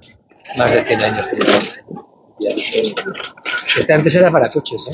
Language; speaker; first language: Spanish; native; Spanish